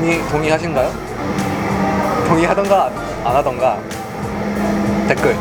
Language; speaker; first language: Korean; early bilingual, heritage; Korean